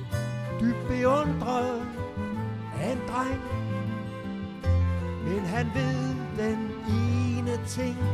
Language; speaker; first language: Danish; native; Danish